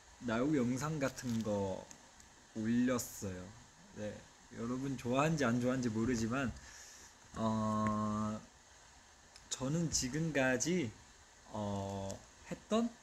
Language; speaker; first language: Korean; non-native, fluent; Chinese